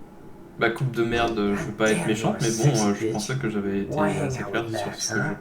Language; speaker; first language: French; native; French